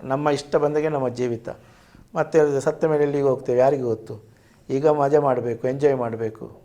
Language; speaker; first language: Kannada; non-native, local second language; Tulu